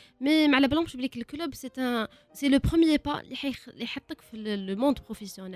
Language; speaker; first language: French; non-native, local second language; Arabic